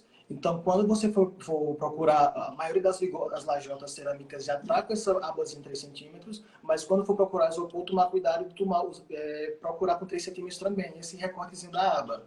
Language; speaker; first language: Portuguese; native; Portuguese